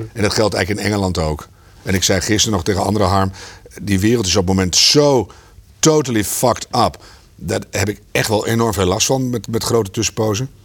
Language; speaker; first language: Dutch; native; Dutch